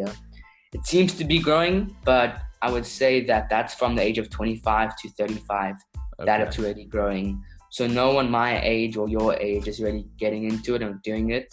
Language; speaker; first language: English; native; English